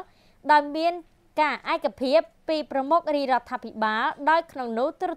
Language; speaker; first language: Khmer; native; Khmer